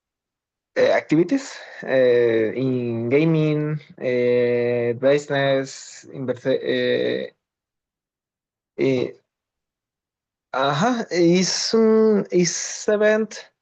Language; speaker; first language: English; non-native, learner; Spanish